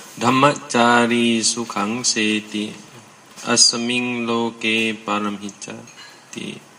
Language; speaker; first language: Thai; non-native, fluent; English